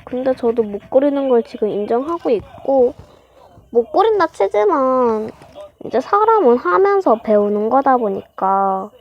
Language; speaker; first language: Korean; native; Korean